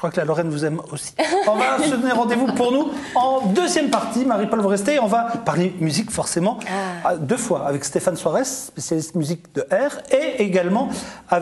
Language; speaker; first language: French; native; French